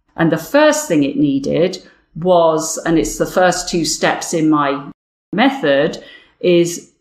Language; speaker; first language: English; native; English